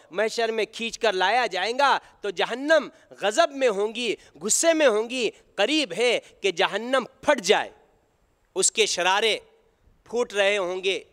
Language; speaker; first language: Urdu; native; Urdu